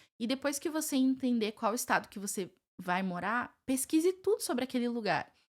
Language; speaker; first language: Portuguese; native; Portuguese